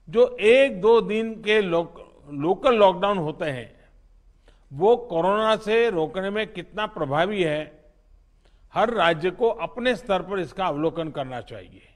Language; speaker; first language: Hindi; non-native, local second language; Gujarati